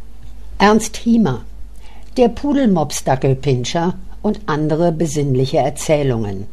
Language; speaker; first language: German; native; German